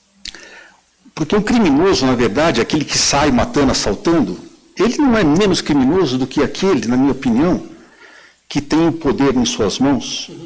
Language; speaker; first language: Portuguese; native; Portuguese